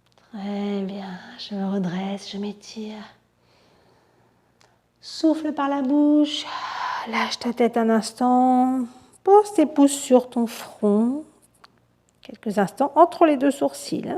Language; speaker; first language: French; native; French